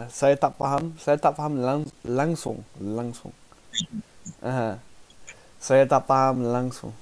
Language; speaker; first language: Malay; non-native, learner; English